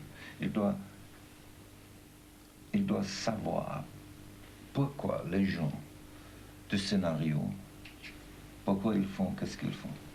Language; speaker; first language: French; non-native, fluent; German